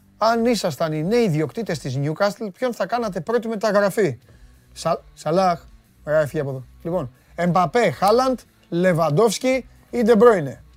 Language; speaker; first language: Greek; native; Greek